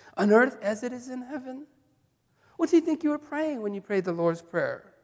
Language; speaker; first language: English; early bilingual, other home language; Korean